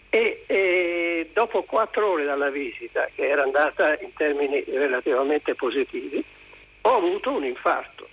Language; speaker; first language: Italian; native; Italian